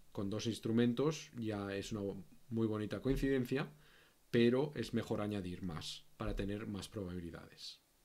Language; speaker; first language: Spanish; native; Spanish